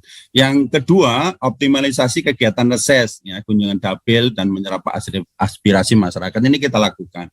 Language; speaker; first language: Indonesian; native; Indonesian